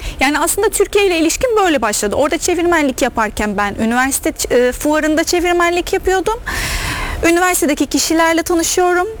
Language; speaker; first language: Turkish; non-native, fluent; Arabic